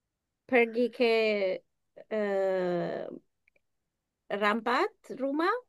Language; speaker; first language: Indonesian; non-native, learner; English